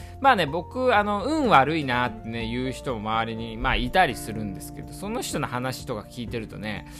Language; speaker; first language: Japanese; native; Japanese